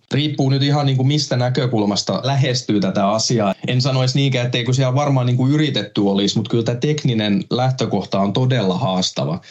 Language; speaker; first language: Finnish; native; Finnish